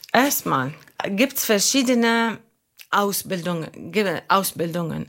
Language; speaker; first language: German; non-native, learner; Arabic